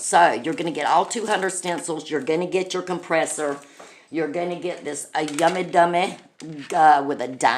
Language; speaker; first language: English; native; English